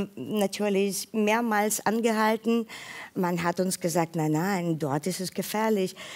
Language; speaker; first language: German; non-native, fluent; Ukrainian